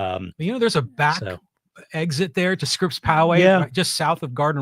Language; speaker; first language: English; native; English